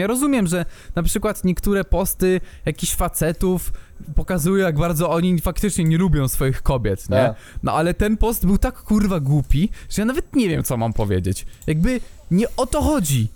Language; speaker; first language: Polish; native; Polish